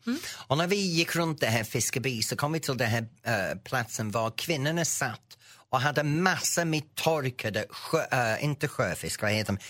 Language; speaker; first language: Swedish; non-native, fluent; English